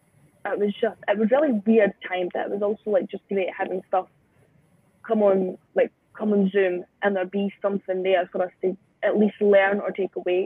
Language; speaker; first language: English; native; English